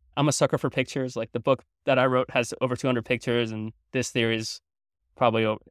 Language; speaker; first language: English; early bilingual, other home language; French